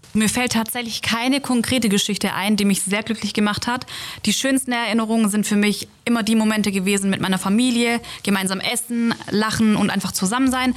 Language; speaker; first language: German; native; German